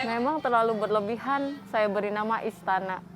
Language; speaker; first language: Indonesian; native; Indonesian